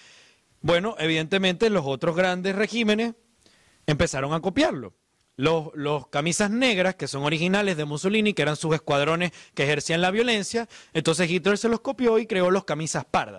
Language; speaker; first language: Spanish; native; Spanish